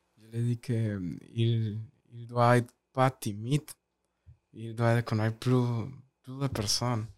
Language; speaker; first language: French; non-native, learner; Spanish